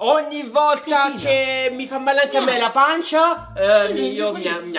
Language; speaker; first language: Italian; native; Italian